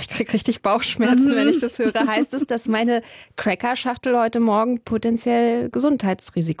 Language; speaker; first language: German; native; German